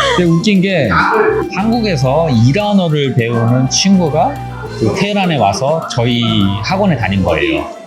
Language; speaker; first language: Korean; native; Korean